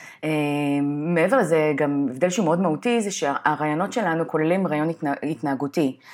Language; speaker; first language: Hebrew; native; Hebrew